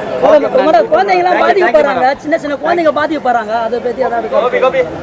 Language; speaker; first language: Tamil; native; Tamil